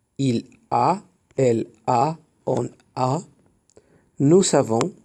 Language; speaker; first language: French; non-native, fluent; Spanish